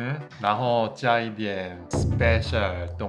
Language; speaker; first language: Chinese; non-native, fluent; Korean